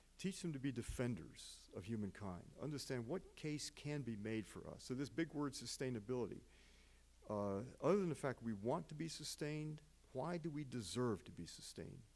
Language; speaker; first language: English; native; English